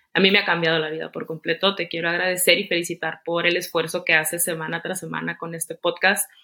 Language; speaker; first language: Spanish; native; Spanish